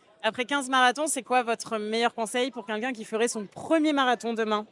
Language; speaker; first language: French; native; French